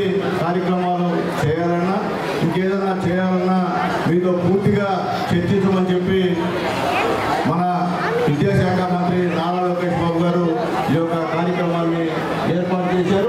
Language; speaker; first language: Telugu; native; Telugu